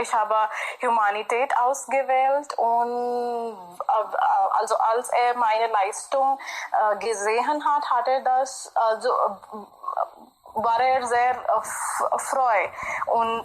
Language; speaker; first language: German; non-native, fluent; Hindi